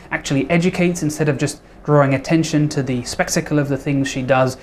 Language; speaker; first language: English; native; English